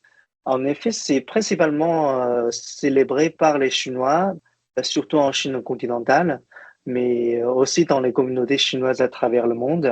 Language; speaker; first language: French; non-native, fluent; Chinese